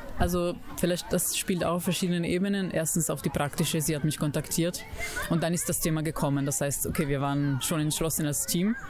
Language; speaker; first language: German; non-native, fluent; Italian